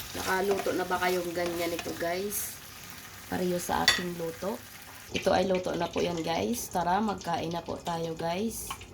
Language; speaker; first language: Filipino; non-native, local second language; Cebuano